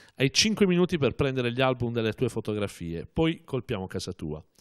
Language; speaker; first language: Italian; native; Italian